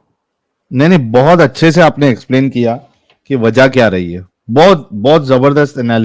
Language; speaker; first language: Hindi; native; Hindi